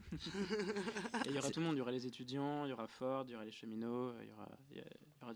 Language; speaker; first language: French; native; French